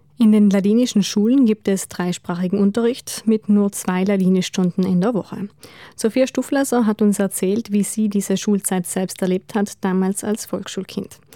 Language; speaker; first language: German; native; German